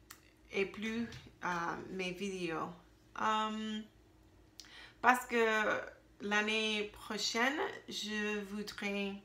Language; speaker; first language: French; non-native, learner; English